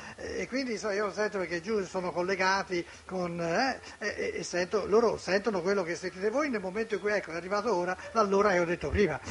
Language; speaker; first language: Italian; native; Italian